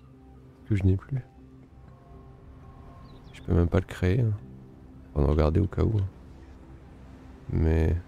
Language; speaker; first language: French; native; French